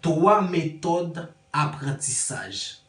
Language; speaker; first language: French; non-native, learner; Haitian Creole